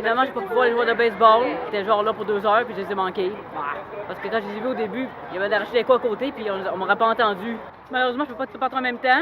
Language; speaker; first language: French; native; French